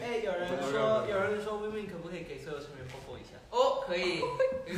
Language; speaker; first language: Chinese; non-native, fluent; Thai